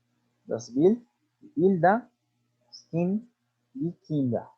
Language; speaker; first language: German; non-native, fluent; Spanish